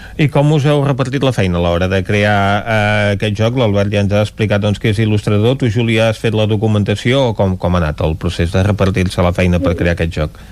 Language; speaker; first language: Catalan; native; Catalan